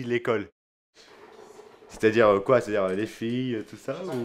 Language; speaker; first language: French; native; French